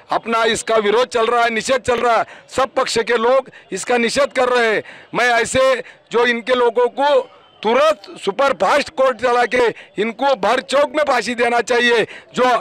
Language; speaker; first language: Hindi; non-native, local second language; Marathi